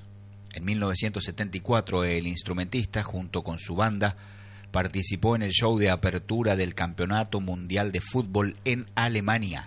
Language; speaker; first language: Spanish; native; Spanish